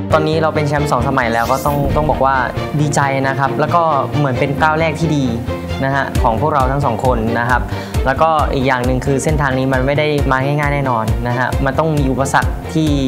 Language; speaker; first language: Thai; native; Thai